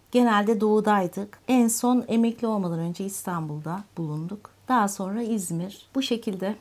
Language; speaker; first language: Turkish; native; Turkish